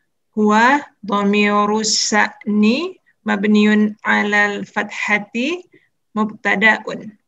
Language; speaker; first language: Arabic; non-native, learner; Indonesian